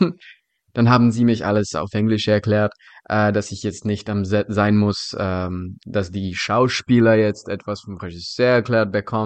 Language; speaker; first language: German; non-native, fluent; Czech